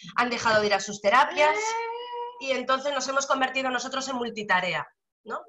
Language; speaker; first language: Spanish; native; Spanish